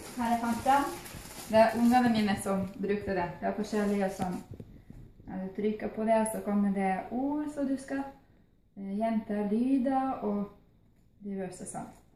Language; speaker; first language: Norwegian; non-native, fluent; Ukrainian